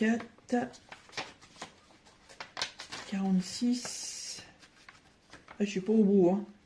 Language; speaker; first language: French; native; French